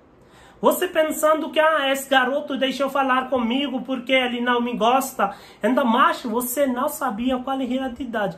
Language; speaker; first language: Portuguese; non-native, learner; Hindi